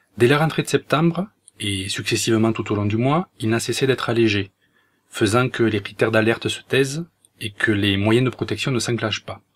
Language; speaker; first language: French; native; French